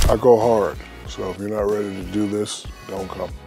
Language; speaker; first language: English; native; English